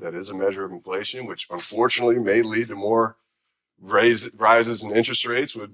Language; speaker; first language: English; native; English